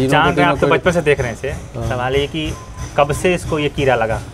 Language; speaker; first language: Hindi; native; Hindi